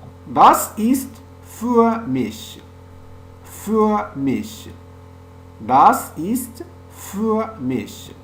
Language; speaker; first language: German; non-native, fluent; French